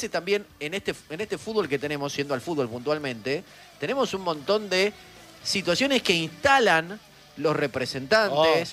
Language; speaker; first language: Spanish; native; Spanish